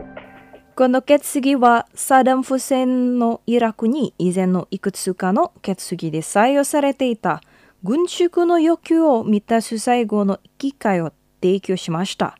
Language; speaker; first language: Japanese; non-native, fluent; Indonesian